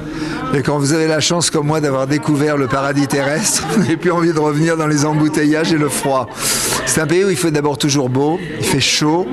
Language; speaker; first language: French; native; French